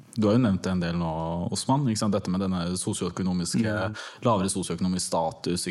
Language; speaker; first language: Norwegian; early bilingual, other home language; Turkish